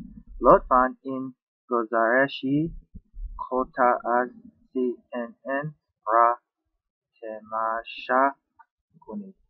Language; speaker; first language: Persian; non-native, learner; English